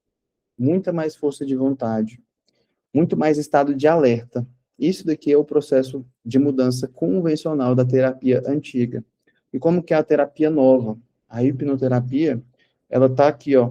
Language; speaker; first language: Portuguese; native; Portuguese